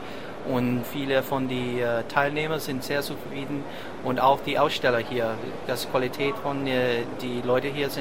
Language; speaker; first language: German; non-native, fluent; English